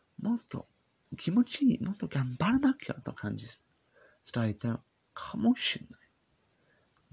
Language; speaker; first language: Japanese; non-native, learner; English